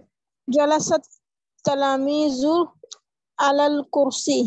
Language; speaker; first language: Arabic; non-native, learner; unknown